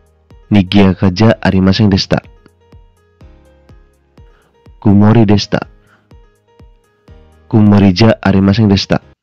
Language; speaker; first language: Japanese; non-native, fluent; Indonesian